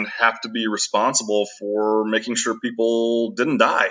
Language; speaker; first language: English; native; English